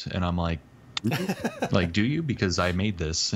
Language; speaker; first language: English; native; English